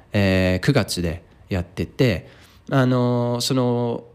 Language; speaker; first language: Japanese; non-native, fluent; English